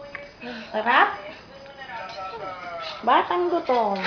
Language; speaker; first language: Filipino; native; Filipino